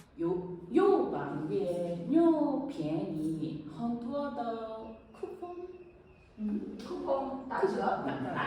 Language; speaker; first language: Chinese; non-native, learner; Thai